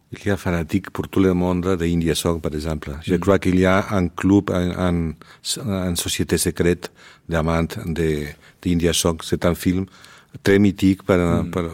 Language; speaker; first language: French; non-native, learner; Spanish